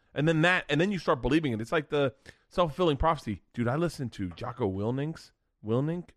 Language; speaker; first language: English; native; English